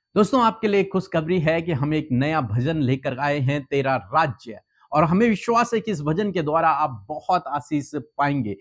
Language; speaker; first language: Hindi; native; Hindi